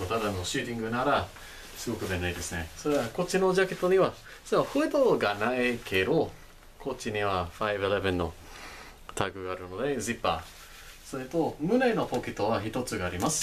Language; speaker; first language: Japanese; non-native, fluent; English